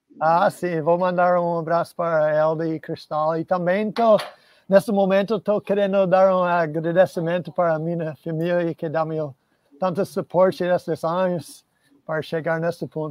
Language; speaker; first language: Portuguese; non-native, fluent; English